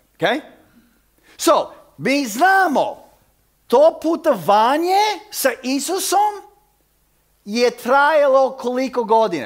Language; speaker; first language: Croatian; early bilingual, heritage; Croatian